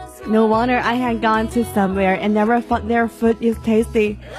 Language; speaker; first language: English; non-native, learner; Chinese